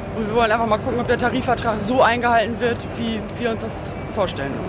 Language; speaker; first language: German; native; German